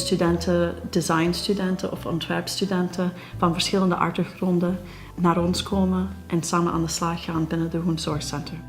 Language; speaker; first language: Dutch; non-native, fluent; English